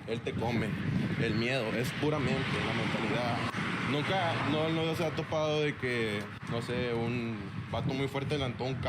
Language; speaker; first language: Spanish; native; Spanish